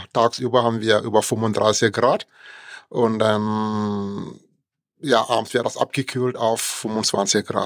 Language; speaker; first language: German; non-native, fluent; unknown